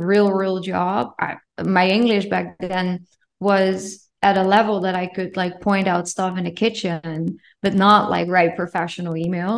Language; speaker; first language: English; non-native, fluent; Dutch